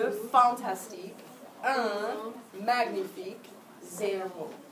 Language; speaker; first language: French; non-native, fluent; English